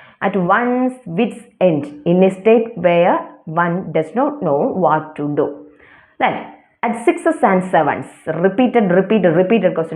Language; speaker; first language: English; non-native, local second language; Malayalam